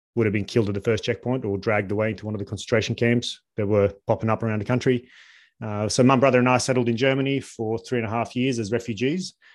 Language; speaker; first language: English; early bilingual, other home language; Bosnian